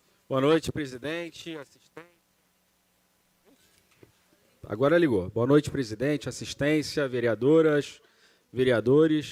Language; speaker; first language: Portuguese; native; Portuguese